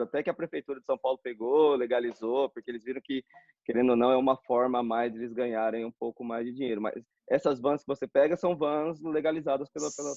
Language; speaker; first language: Portuguese; native; Portuguese